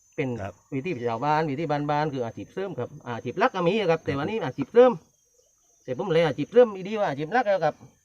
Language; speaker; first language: Thai; native; Thai